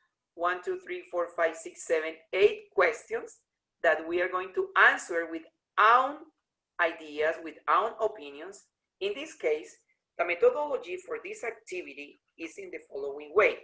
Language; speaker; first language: English; non-native, learner; Spanish